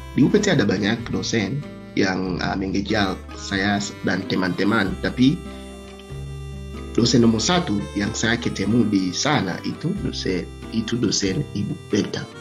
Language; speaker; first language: Indonesian; non-native, learner; Swahili